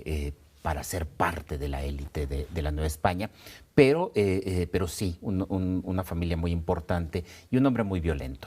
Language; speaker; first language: Spanish; native; Spanish